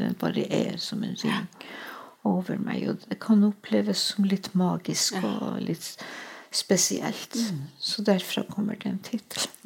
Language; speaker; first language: Norwegian; non-native, local second language; Northern Sami